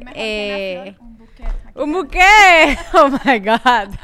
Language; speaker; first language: Spanish; native; Spanish